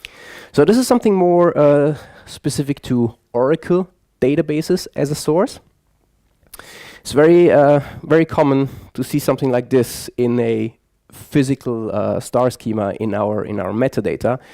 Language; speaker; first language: English; non-native, fluent; German